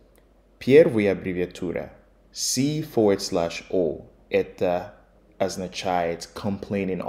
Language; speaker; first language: Russian; non-native, fluent; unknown